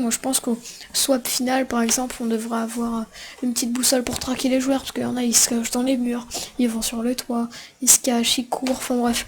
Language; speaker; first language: French; native; French